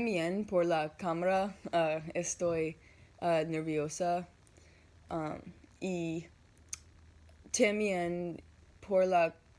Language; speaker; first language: Spanish; non-native, learner; English